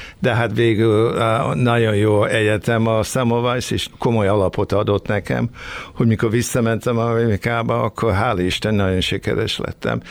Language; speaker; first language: Hungarian; early bilingual, heritage; Hungarian